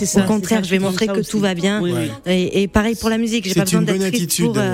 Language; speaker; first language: French; native; French